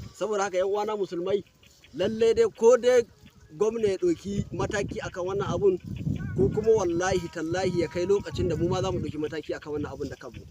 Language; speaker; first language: Hausa; non-native, local second language; Fula